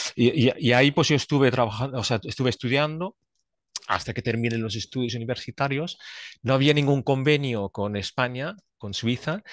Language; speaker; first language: Spanish; non-native, fluent; Swiss German